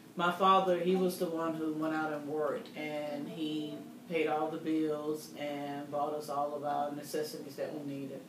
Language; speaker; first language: English; native; English